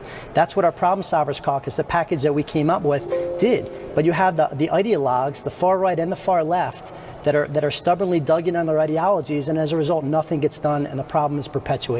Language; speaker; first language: English; native; English